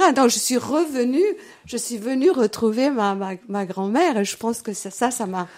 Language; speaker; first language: French; early bilingual, other home language; Portuguese